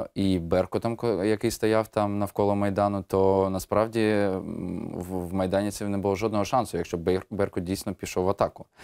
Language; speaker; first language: Ukrainian; native; Ukrainian